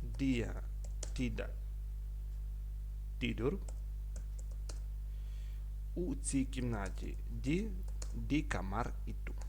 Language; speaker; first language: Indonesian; non-native, fluent; Ukrainian